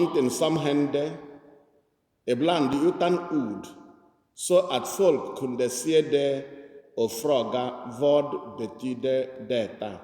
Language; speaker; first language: Swedish; non-native, fluent; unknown